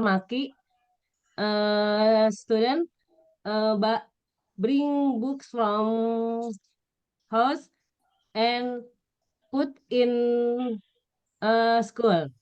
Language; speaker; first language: English; non-native, learner; Indonesian